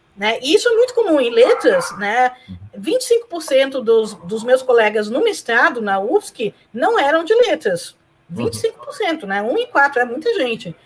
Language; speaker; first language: Portuguese; early bilingual, other home language; Spanish